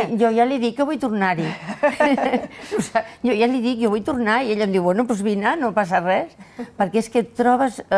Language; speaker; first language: Catalan; non-native, local second language; Spanish